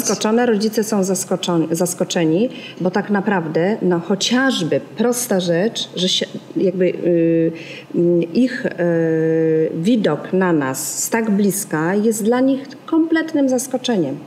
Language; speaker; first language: Polish; native; Polish